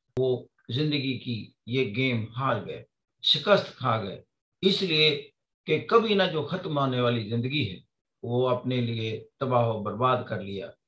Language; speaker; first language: Urdu; non-native, local second language; Punjabi